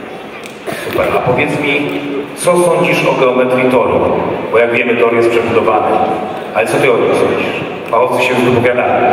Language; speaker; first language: Polish; native; Polish